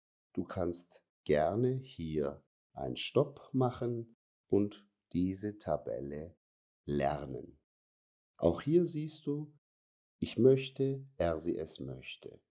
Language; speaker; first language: German; non-native, fluent; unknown